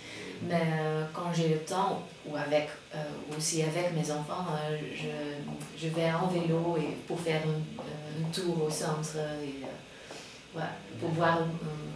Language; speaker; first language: French; non-native, fluent; Dutch